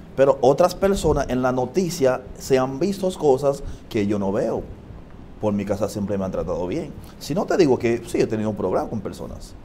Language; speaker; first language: Spanish; non-native, fluent; Haitian Creole